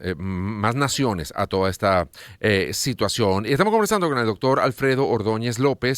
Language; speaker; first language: Spanish; native; Spanish